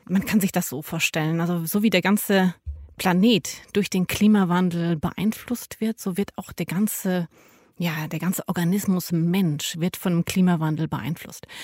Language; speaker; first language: German; native; German